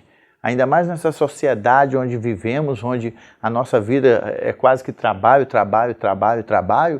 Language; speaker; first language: Portuguese; native; Portuguese